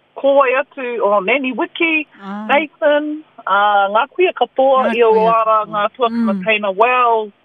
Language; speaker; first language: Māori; native; Māori